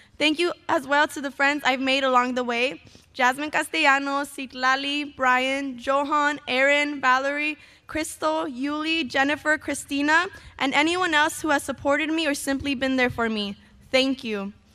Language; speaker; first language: English; early bilingual, other home language; Spanish